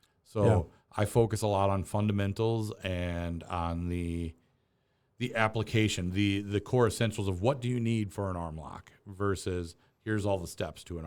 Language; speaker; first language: English; native; English